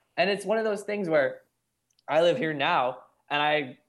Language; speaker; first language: English; early bilingual, other home language; Hindi